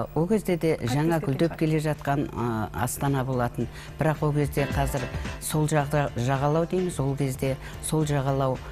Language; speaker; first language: Russian; non-native, local second language; Kazakh